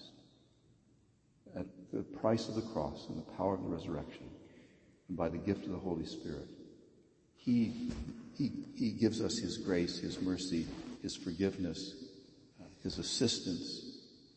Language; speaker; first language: English; native; English